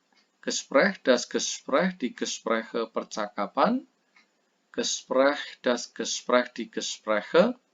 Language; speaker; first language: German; non-native, fluent; Indonesian